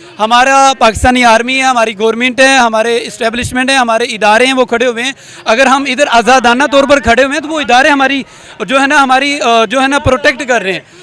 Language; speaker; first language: Urdu; non-native, local second language; Punjabi